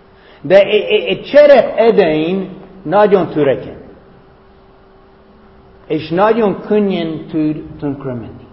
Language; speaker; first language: Hungarian; non-native, fluent; English